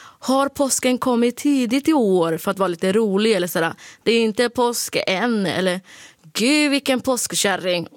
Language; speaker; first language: Swedish; early bilingual, other home language; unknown